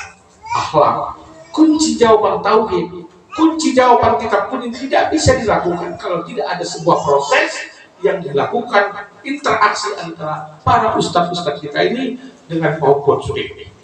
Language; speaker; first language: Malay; non-native, local second language; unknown